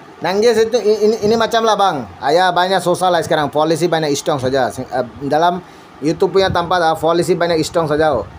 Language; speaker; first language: Malay; non-native, learner; Bangla